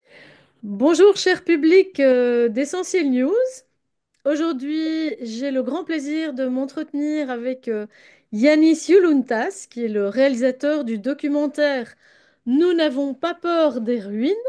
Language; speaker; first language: French; native; French